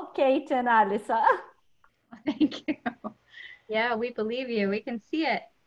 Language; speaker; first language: English; non-native, fluent; Portuguese